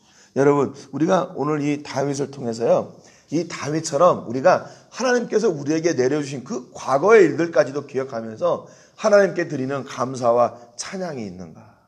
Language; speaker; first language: Korean; native; Korean